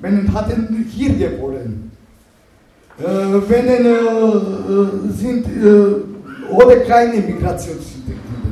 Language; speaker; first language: German; non-native, learner; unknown